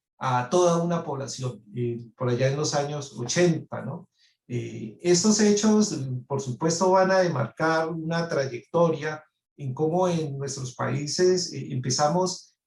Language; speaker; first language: Spanish; native; Spanish